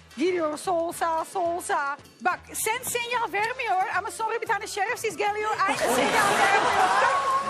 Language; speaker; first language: Turkish; non-native, learner; Dutch